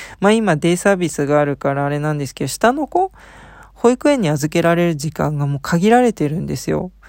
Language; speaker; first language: Japanese; early bilingual, heritage; Japanese